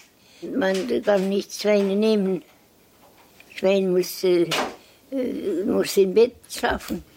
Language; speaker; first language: German; non-native, learner; Estonian